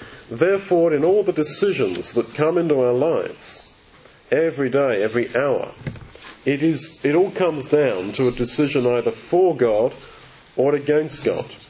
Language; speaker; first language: English; native; English